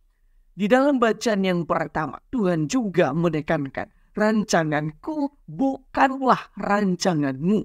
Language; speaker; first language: Indonesian; native; Indonesian